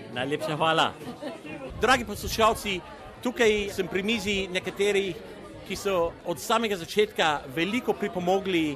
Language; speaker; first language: Slovenian; native; Slovenian